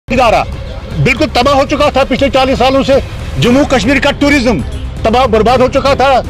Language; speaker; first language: Hindi; non-native, local second language; Kashmiri